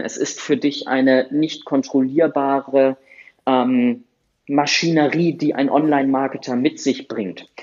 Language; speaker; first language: German; native; German